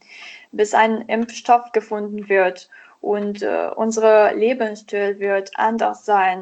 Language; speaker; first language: German; non-native, learner; Italian